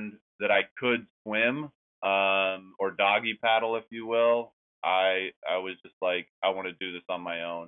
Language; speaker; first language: English; native; English